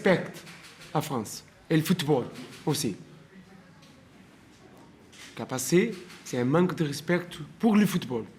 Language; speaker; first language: French; non-native, learner; Portuguese